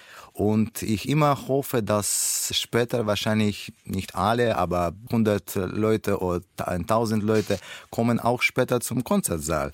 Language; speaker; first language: German; non-native, learner; Russian